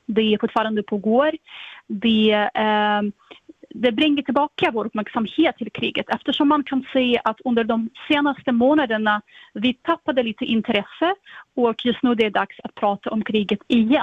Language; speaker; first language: Swedish; non-native, fluent; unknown